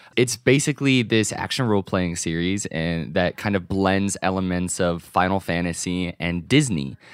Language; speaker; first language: English; native; English